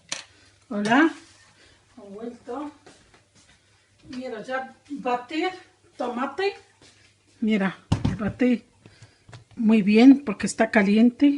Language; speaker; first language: Spanish; non-native, learner; Arabic